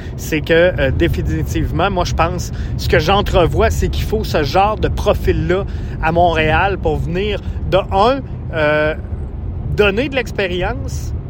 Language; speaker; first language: French; native; French